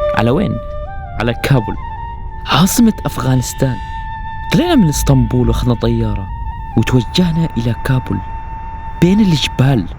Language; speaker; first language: Arabic; native; Arabic